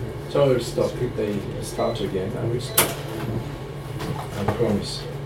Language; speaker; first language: English; non-native, fluent; French